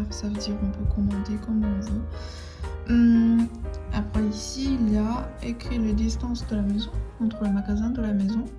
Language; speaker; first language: French; non-native, learner; Chinese